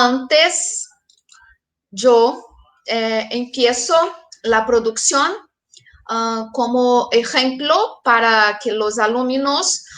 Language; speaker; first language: Spanish; non-native, fluent; Portuguese